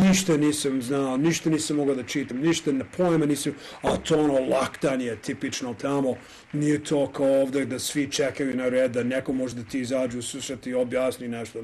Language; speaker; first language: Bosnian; non-native, learner; English